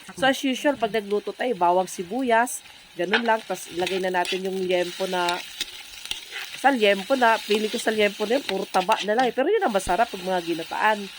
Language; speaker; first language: Filipino; non-native, local second language; Cebuano